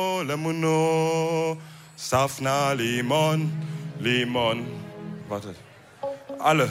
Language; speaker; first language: German; early bilingual, other home language; Wolof